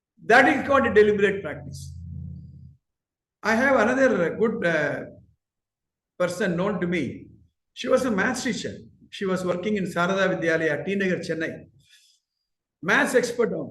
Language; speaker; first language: English; non-native, local second language; Tamil